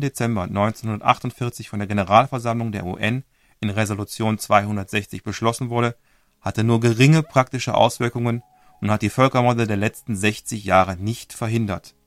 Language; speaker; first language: German; native; German